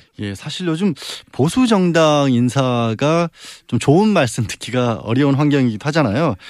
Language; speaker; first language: Korean; native; Korean